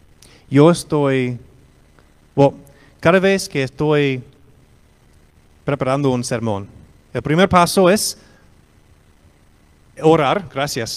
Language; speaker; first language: Spanish; non-native, fluent; English